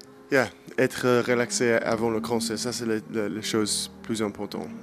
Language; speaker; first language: French; non-native, learner; English